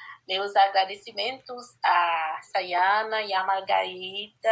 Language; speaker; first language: Portuguese; non-native, fluent; Haitian Creole